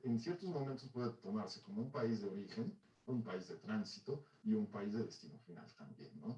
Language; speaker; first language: Spanish; native; Spanish